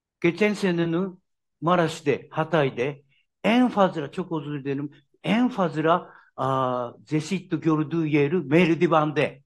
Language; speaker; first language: Turkish; non-native, learner; Japanese